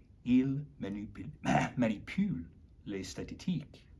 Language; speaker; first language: French; non-native, learner; English